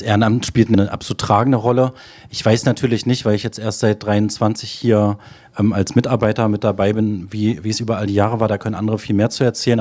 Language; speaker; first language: German; native; German